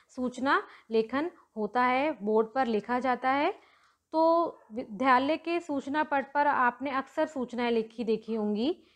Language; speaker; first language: Hindi; native; Hindi